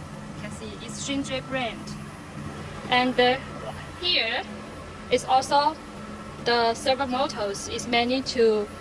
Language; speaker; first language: English; non-native, learner; Chinese